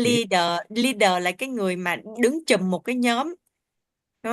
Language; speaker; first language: Vietnamese; native; Vietnamese